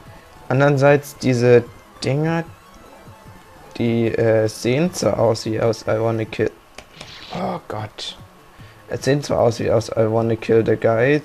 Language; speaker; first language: German; native; German